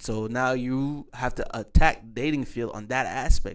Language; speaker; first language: English; native; English